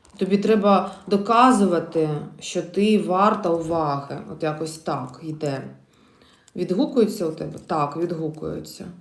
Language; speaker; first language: Ukrainian; non-native, local second language; Russian